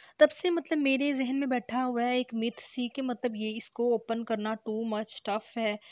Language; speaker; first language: Urdu; native; Urdu